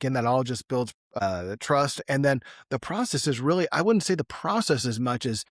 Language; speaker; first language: English; native; English